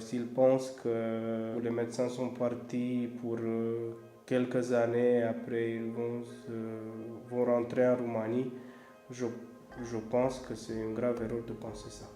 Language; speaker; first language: French; non-native, fluent; Romanian